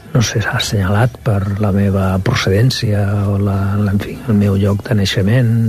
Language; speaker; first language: Catalan; non-native, local second language; Spanish